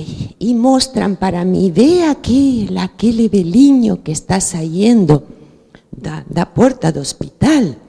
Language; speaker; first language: Portuguese; non-native, fluent; Spanish